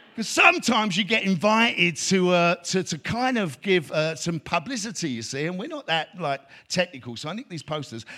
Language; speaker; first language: English; native; English